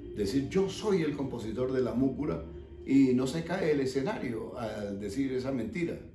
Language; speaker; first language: Spanish; native; Spanish